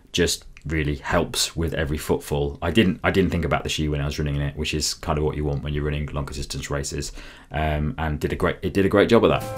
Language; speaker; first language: English; native; English